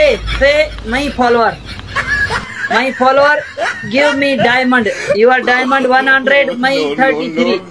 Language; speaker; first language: English; non-native, learner; Urdu